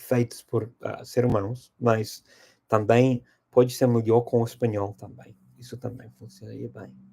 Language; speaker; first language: Portuguese; non-native, fluent; English